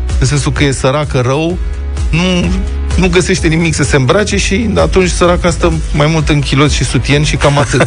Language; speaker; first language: Romanian; native; Romanian